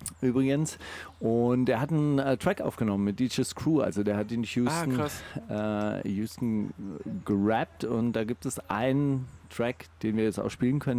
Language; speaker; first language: German; native; German